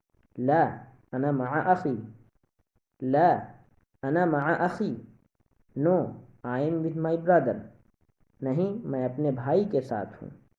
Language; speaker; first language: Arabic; non-native, fluent; Urdu